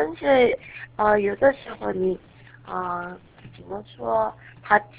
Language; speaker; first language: Chinese; non-native, learner; Korean